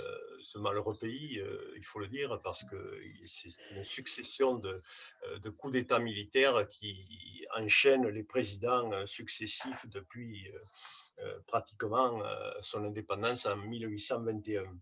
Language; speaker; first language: French; native; French